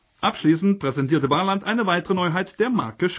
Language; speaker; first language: German; native; German